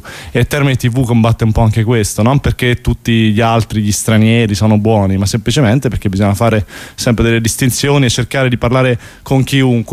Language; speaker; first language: Italian; native; Italian